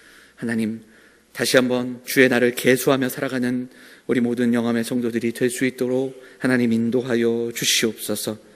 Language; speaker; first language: Korean; native; Korean